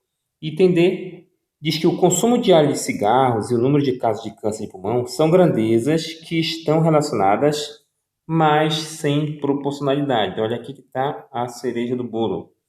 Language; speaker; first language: Portuguese; native; Portuguese